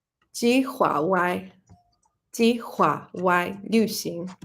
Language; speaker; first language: Chinese; non-native, learner; English